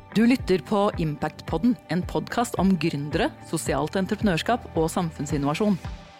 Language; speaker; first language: Norwegian; native; Norwegian